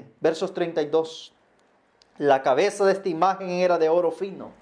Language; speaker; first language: Spanish; native; Spanish